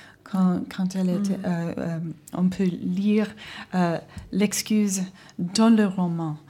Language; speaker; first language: French; non-native, learner; English